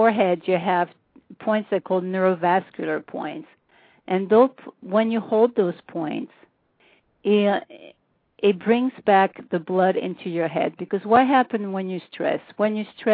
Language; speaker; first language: English; non-native, fluent; French